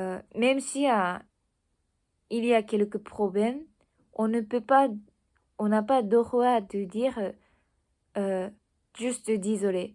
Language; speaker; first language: French; non-native, learner; Japanese